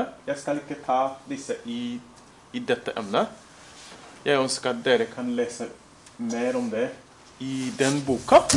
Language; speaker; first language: Norwegian; non-native, fluent; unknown